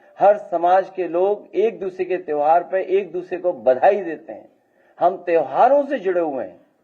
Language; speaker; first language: Hindi; native; Hindi